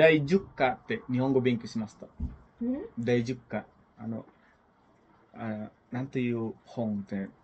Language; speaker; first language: Japanese; non-native, fluent; Indonesian